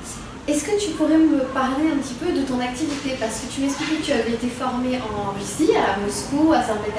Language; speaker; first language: French; native; French